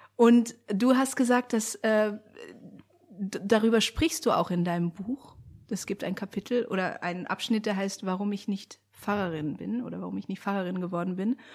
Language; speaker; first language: German; native; German